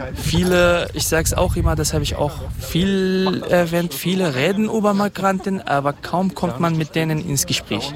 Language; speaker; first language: German; non-native, fluent; Kurdish